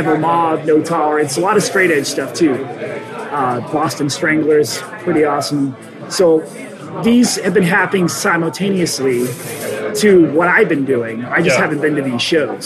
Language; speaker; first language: English; native; English